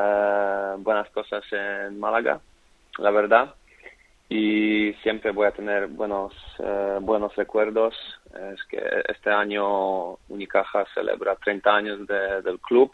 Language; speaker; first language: Spanish; non-native, fluent; Polish